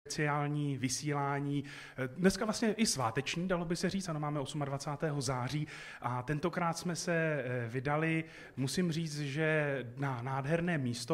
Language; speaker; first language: Czech; native; Czech